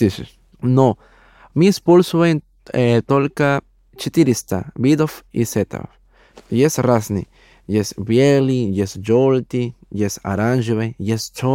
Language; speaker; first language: Russian; non-native, learner; Spanish